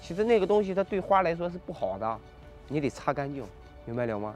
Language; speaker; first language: Chinese; native; Chinese